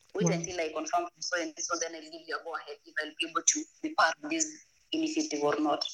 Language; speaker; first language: English; non-native, local second language; Masai